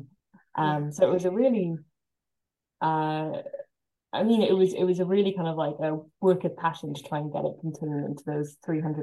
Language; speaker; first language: English; native; English